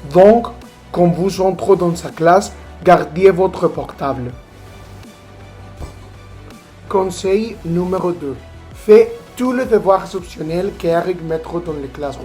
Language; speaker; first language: French; non-native, learner; Spanish